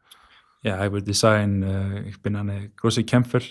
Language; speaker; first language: German; non-native, learner; Icelandic